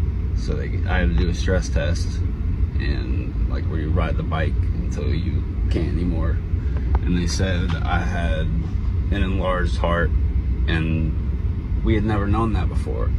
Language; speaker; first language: English; native; English